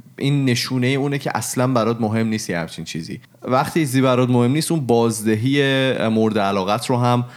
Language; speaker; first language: Persian; native; Persian